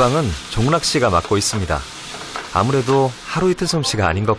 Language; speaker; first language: Korean; native; Korean